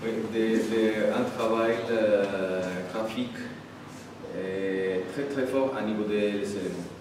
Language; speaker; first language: French; non-native, fluent; Spanish